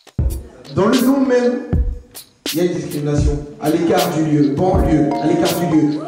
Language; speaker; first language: French; native; French